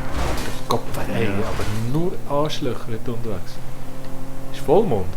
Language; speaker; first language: German; native; German